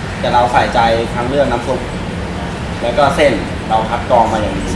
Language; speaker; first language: Thai; native; Thai